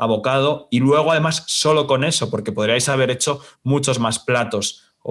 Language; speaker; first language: Spanish; native; Spanish